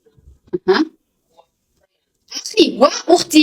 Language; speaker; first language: Russian; non-native, local second language; Kazakh